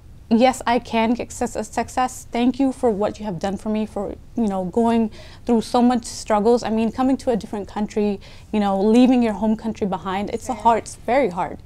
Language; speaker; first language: English; native; English